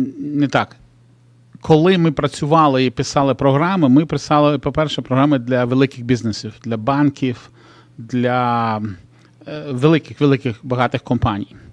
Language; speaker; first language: Ukrainian; non-native, local second language; Russian